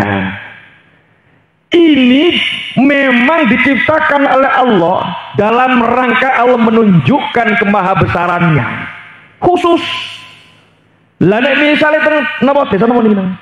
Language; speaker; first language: Indonesian; native; Indonesian